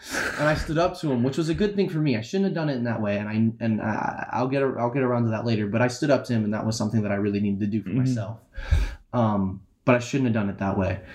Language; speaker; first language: English; native; English